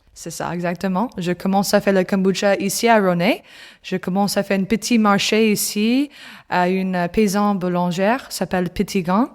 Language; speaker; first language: French; non-native, learner; English